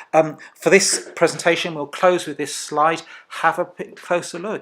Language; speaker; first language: English; native; English